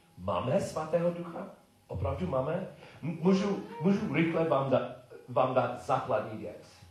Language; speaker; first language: Czech; non-native, learner; English